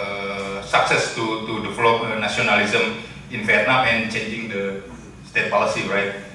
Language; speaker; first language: English; non-native, learner; Indonesian